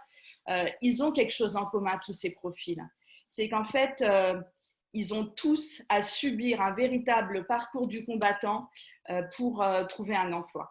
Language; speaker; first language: French; native; French